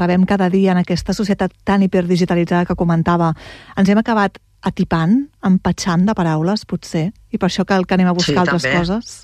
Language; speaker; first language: Catalan; native; Catalan